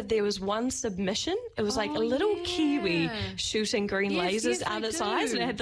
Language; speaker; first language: English; native; English